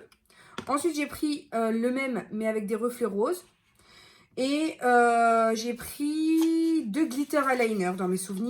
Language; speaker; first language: French; native; French